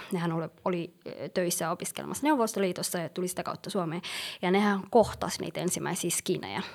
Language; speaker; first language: Finnish; early bilingual, other home language; Somali